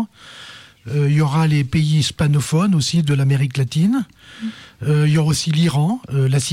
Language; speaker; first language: French; native; French